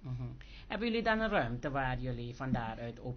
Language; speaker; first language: Dutch; native; Dutch